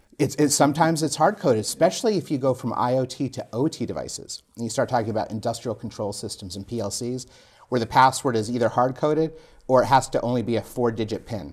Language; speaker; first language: English; native; English